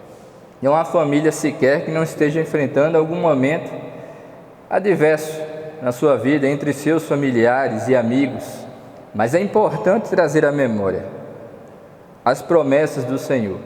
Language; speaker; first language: Portuguese; native; Portuguese